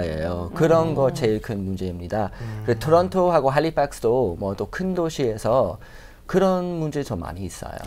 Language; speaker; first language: Korean; non-native, fluent; English